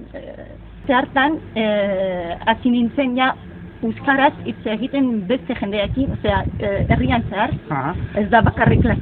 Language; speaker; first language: Basque; non-native, learner; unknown